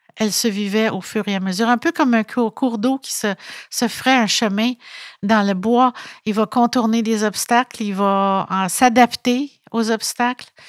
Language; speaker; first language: French; native; French